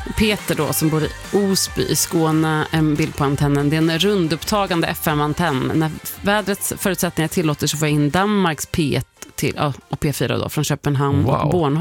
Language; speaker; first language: Swedish; native; Swedish